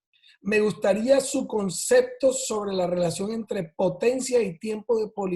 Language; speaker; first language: Spanish; native; Spanish